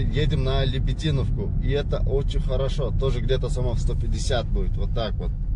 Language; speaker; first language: Russian; non-native, local second language; Kyrgyz